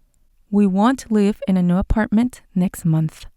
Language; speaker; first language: English; non-native, fluent; Spanish